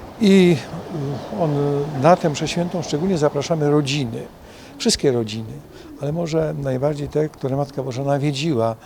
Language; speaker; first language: Polish; native; Polish